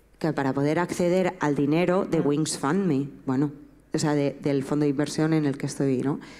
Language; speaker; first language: Spanish; native; Spanish